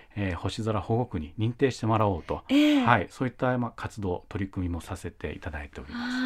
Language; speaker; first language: Japanese; native; Japanese